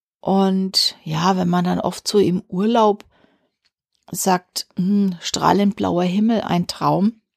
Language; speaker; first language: German; native; German